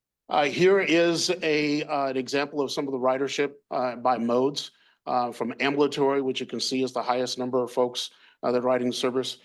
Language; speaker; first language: English; native; English